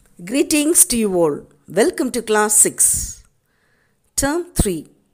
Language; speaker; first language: English; non-native, local second language; Tamil